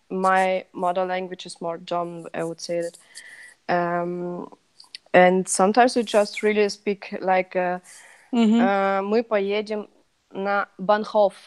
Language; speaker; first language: English; non-native, fluent; Russian